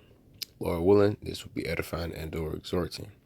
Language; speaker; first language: English; native; English